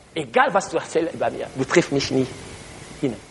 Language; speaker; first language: German; non-native, learner; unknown